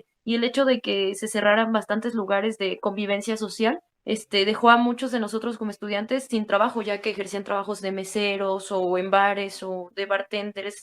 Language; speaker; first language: Spanish; native; Spanish